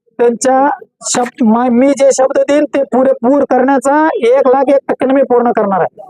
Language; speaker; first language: Marathi; non-native, local second language; Lambadi